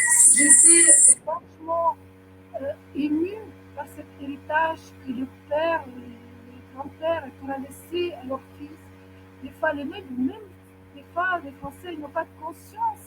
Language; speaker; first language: French; non-native, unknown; Ukrainian